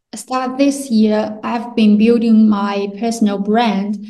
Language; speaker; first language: English; non-native, fluent; Chinese